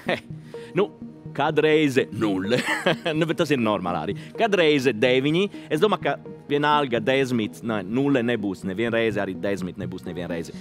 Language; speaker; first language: Latvian; non-native, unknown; Italian